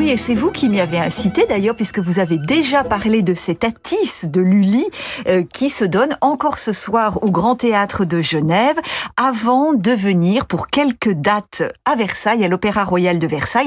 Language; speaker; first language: French; native; French